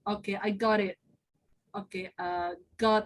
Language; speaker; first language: English; non-native, fluent; Indonesian